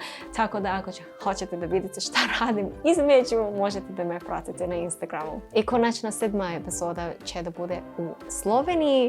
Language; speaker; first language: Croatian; non-native, learner; English